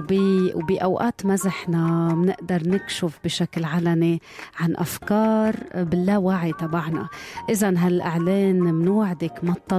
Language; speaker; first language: Arabic; native; Arabic